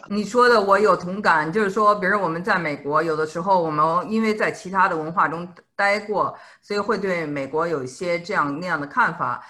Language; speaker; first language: Chinese; native; Chinese